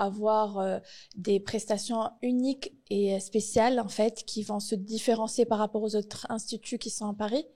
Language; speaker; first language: French; native; French